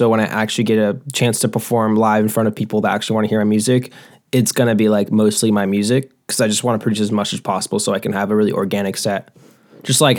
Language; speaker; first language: English; native; English